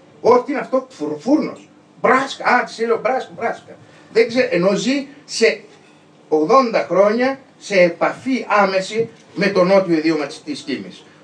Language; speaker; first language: Greek; native; Greek